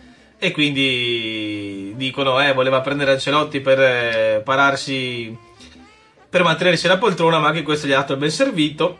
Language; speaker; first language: Italian; native; Italian